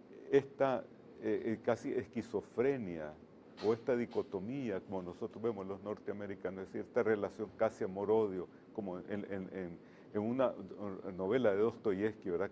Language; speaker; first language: Spanish; native; Spanish